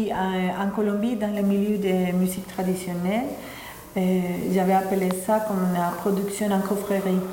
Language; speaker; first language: French; non-native, fluent; Spanish